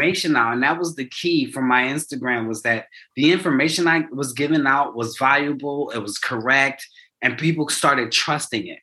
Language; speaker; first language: English; native; English